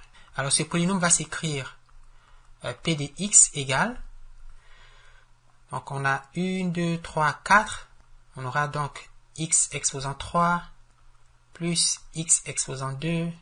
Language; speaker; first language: French; native; French